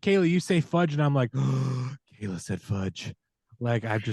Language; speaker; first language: English; native; English